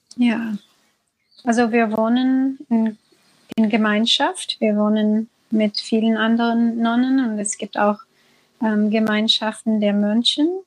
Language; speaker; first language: German; non-native, fluent; English